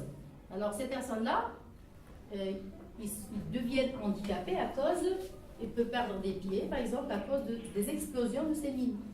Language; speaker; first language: French; non-native, local second language; Arabic